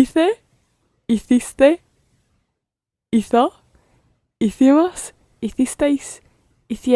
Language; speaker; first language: Spanish; non-native, learner; English